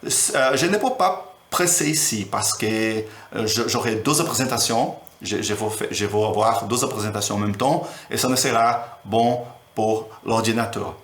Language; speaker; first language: French; non-native, learner; Portuguese